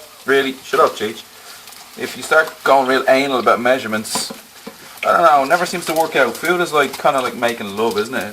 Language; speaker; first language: English; native; English